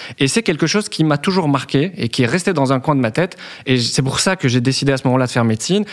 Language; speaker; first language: French; non-native, local second language; Arabic